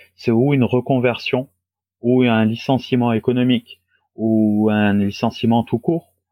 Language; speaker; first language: French; non-native, local second language; Wolof